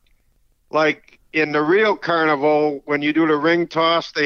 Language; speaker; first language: English; native; English